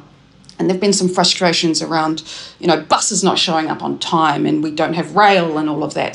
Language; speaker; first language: English; native; English